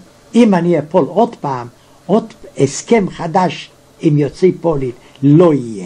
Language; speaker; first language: Hebrew; non-native, fluent; Yiddish